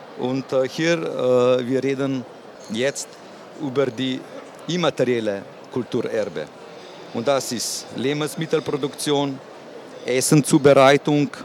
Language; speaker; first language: German; non-native, learner; Slovenian